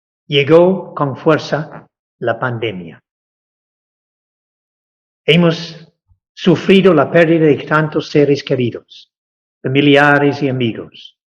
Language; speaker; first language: Spanish; non-native, fluent; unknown